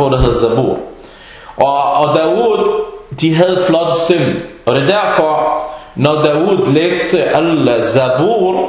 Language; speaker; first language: Danish; early bilingual, other home language; Arabic